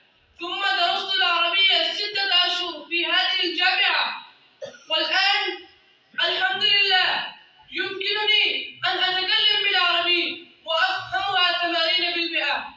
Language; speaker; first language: Arabic; non-native, learner; Urdu